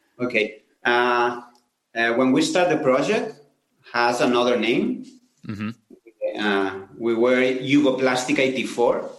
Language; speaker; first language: English; non-native, learner; Spanish